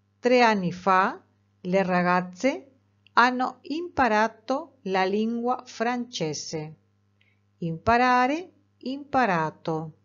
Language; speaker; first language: Italian; non-native, fluent; Spanish